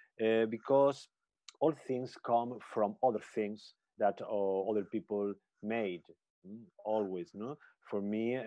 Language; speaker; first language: English; non-native, learner; Spanish